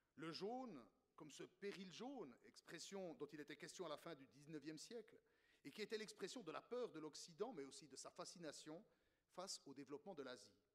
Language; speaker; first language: French; native; French